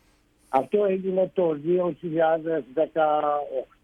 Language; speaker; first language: Greek; early bilingual, heritage; Greek